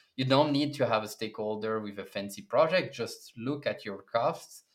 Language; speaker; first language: English; non-native, fluent; French